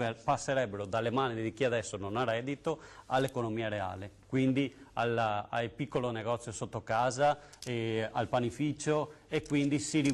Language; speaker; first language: Italian; native; Italian